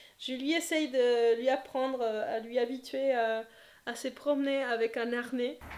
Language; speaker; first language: French; non-native, fluent; Spanish